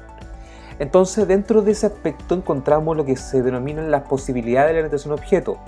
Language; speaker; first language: Spanish; native; Spanish